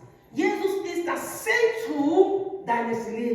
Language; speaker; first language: German; non-native, learner; French